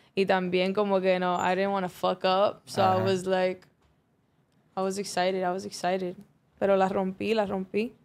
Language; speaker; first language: Spanish; early bilingual, heritage; Spanish